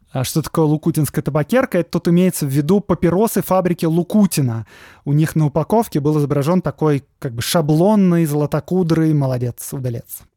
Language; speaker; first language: Russian; native; Russian